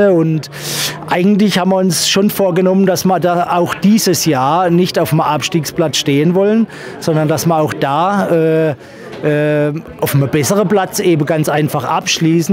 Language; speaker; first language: German; native; German